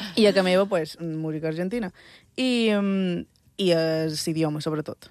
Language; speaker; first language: Catalan; early bilingual, other home language; Spanish